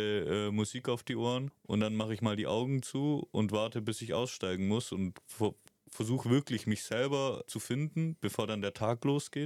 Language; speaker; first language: German; native; German